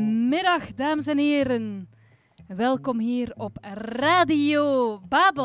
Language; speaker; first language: Dutch; native; Dutch